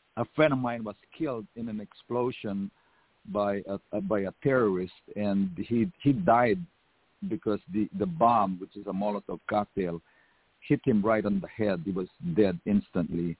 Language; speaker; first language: English; non-native, local second language; Filipino